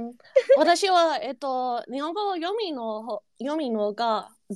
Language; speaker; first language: Japanese; non-native, learner; English